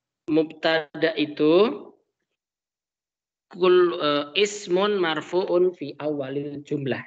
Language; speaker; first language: Arabic; non-native, fluent; Indonesian